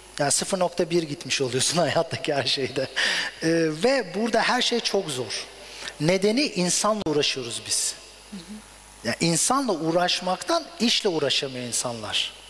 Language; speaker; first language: Turkish; native; Turkish